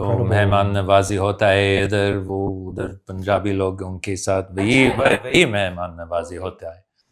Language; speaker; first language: Hindi; non-native, fluent; English